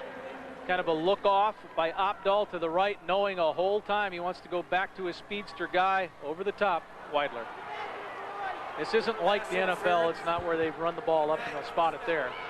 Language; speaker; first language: English; native; English